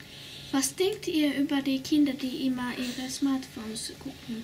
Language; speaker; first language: German; early bilingual, heritage; German